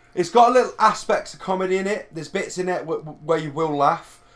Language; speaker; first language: English; native; English